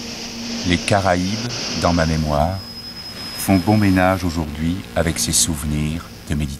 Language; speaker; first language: French; native; French